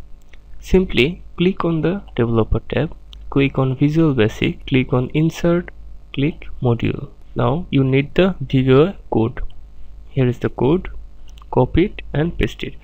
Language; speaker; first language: English; non-native, fluent; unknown